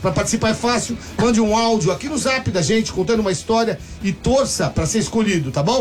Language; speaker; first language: Portuguese; native; Portuguese